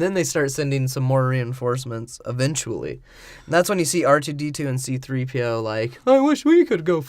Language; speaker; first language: English; native; English